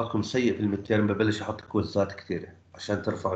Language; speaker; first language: Arabic; native; Arabic